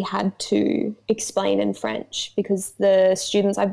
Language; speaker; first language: English; native; English